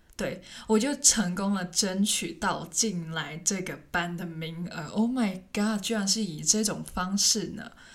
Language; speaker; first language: Chinese; non-native, local second language; Cantonese